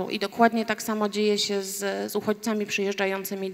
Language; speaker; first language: Polish; native; Polish